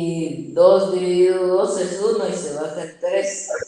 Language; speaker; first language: Spanish; native; Spanish